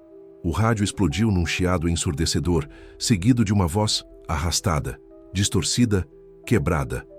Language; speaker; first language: Portuguese; native; Portuguese